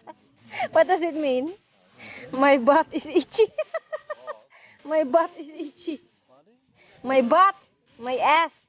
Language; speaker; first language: English; non-native, local second language; Cebuano